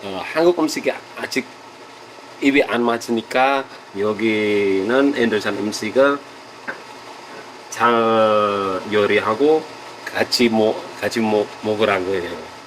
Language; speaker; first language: Korean; non-native, learner; Javanese